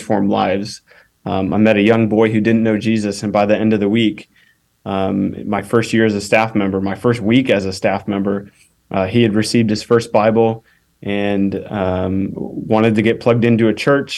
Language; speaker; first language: English; native; English